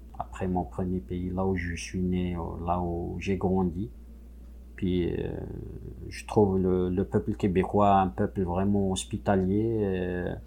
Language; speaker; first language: French; non-native, local second language; Kabyle